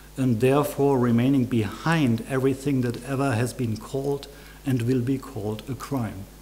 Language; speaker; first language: English; non-native, fluent; German